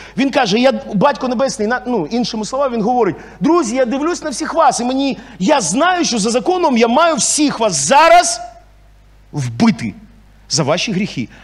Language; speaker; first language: Ukrainian; non-native, local second language; Russian